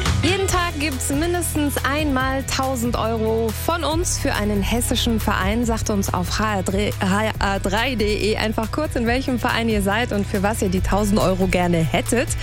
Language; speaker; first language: German; native; German